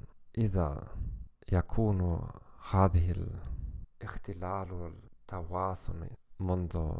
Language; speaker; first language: Arabic; non-native, learner; German